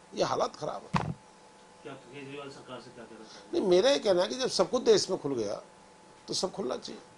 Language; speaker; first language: Hindi; native; Hindi